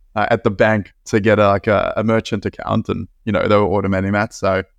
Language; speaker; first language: English; native; English